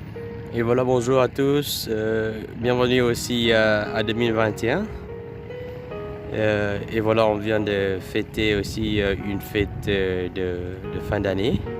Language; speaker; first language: French; non-native, fluent; Vietnamese